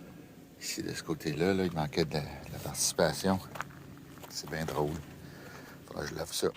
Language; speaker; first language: French; native; French